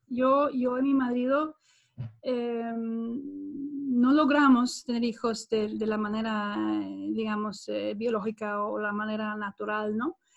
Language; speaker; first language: Spanish; non-native, fluent; Swedish